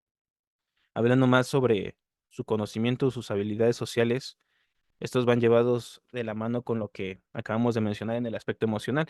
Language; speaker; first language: Spanish; native; Spanish